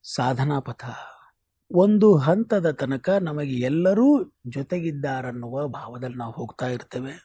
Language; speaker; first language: Kannada; native; Kannada